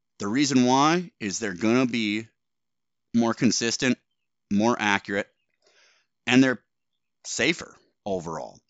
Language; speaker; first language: English; native; English